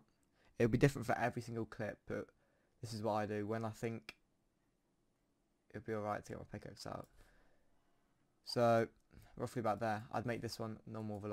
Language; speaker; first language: English; native; English